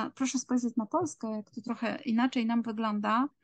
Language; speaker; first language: Polish; native; Polish